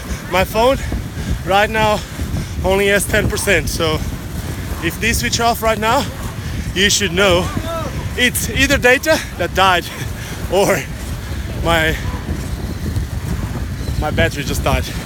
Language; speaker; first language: English; non-native, fluent; Portuguese